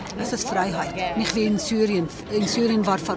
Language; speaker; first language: German; non-native, learner; Kurdish